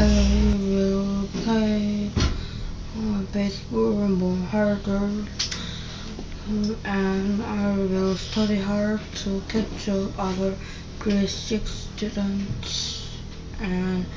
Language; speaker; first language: English; non-native, learner; Korean